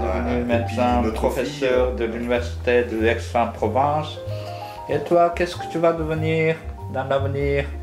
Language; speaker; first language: French; non-native, fluent; Japanese